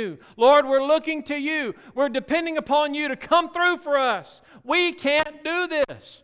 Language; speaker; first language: English; native; English